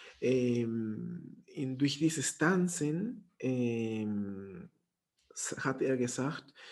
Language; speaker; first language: German; non-native, fluent; Spanish